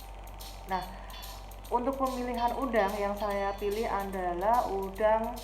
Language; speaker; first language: Indonesian; native; Indonesian